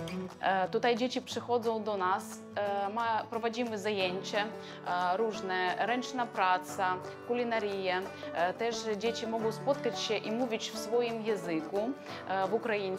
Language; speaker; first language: Polish; non-native, fluent; Ukrainian